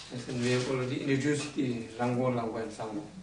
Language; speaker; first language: English; non-native, learner; Tibetan